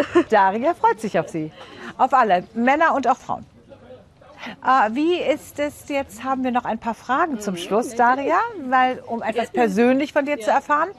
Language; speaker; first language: German; native; German